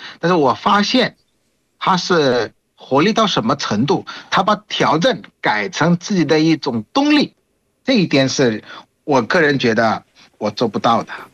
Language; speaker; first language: Chinese; non-native, fluent; Bangla